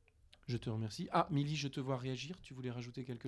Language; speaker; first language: French; native; French